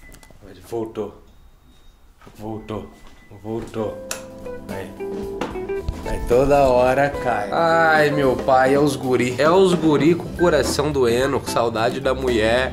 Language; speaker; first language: Portuguese; native; Portuguese